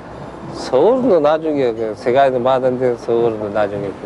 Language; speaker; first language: Korean; early bilingual, heritage; Korean